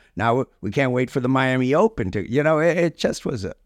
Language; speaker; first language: English; native; English